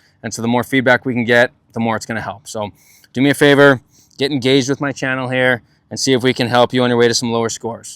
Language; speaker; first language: English; native; English